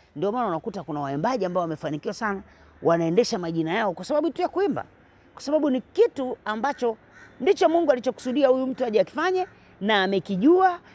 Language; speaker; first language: Swahili; native; Swahili